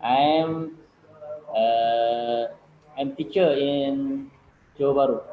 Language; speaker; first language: English; non-native, learner; Indonesian